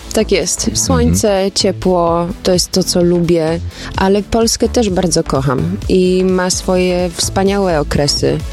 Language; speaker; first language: Polish; early bilingual, other home language; German